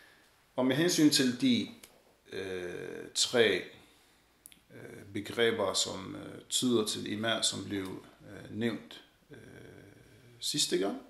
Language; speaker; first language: Danish; early bilingual, other home language; Arabic